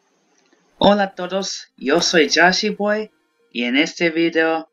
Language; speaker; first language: Spanish; non-native, learner; English